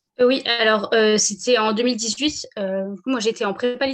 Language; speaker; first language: French; native; French